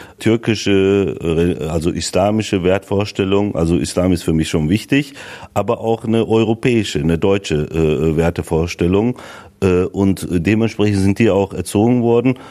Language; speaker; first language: German; early bilingual, other home language; Turkish